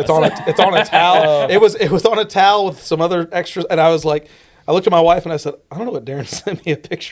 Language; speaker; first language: English; native; English